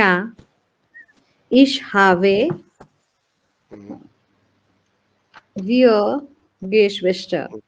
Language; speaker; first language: German; non-native, learner; Hindi